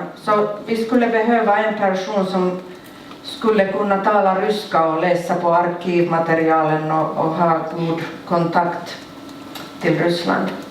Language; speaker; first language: Swedish; non-native, local second language; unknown